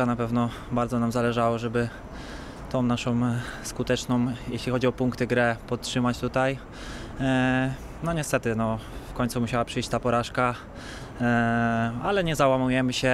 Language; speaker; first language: Polish; native; Polish